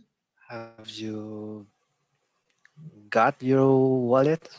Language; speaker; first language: English; non-native, learner; Spanish